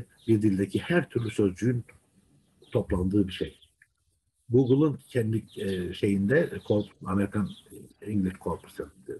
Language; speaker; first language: Turkish; native; Turkish